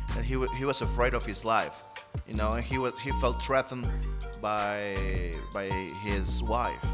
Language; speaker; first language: English; non-native, fluent; Spanish